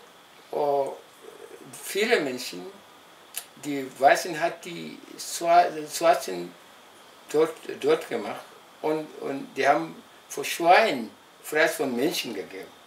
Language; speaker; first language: German; non-native, local second language; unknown